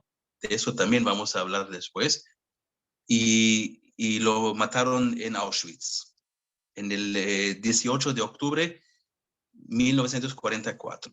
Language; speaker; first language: Spanish; non-native, fluent; Hebrew